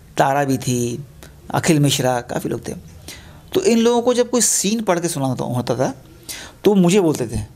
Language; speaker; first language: Hindi; native; Hindi